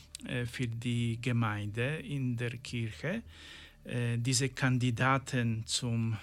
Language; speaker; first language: German; non-native, learner; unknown